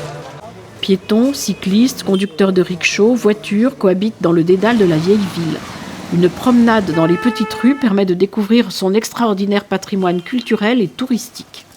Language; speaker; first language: French; native; French